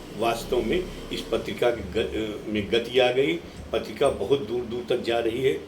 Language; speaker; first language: Hindi; native; Hindi